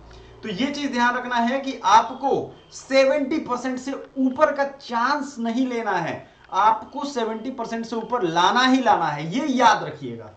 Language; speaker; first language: Hindi; native; Hindi